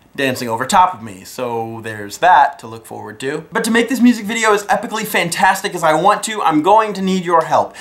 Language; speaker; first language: English; native; English